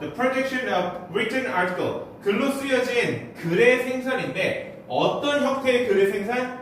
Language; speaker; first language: Korean; native; Korean